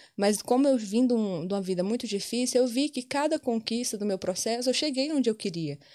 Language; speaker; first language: Portuguese; native; Portuguese